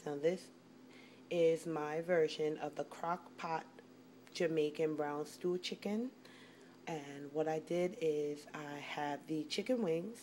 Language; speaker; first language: English; native; English